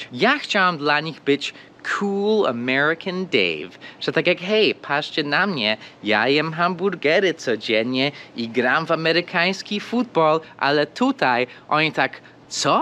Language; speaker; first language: Polish; early bilingual, heritage; Polish